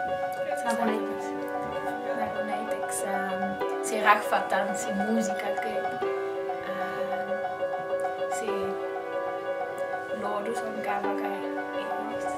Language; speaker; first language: Estonian; non-native, learner; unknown